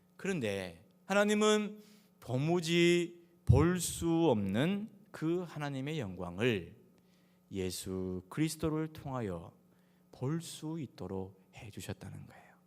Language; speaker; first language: Korean; native; Korean